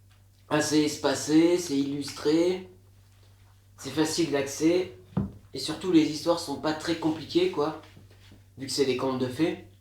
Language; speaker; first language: French; native; French